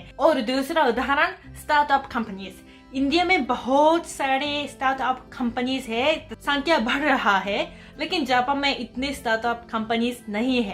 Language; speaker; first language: Hindi; non-native, fluent; Japanese